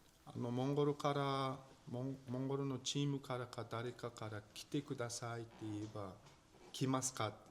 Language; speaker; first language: Japanese; non-native, fluent; Mongolian